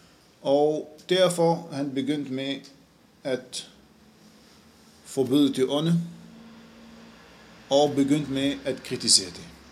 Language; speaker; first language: Danish; non-native, fluent; Arabic